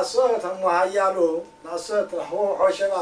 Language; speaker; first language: Hebrew; non-native, learner; Amharic